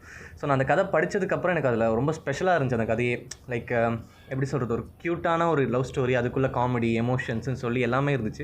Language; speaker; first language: Tamil; native; Tamil